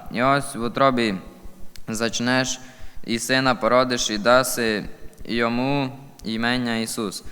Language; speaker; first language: Ukrainian; native; Ukrainian